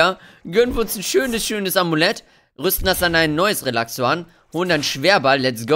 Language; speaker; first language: German; native; German